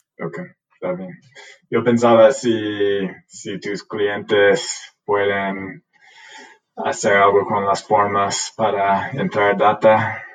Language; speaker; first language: Spanish; non-native, learner; English